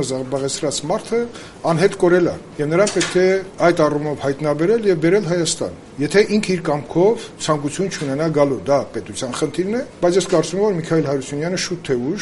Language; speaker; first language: Armenian; native; Armenian